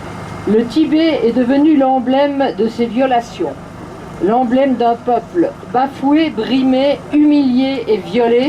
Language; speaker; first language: French; native; French